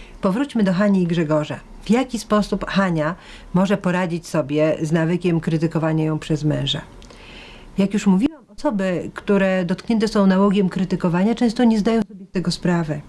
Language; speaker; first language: Polish; native; Polish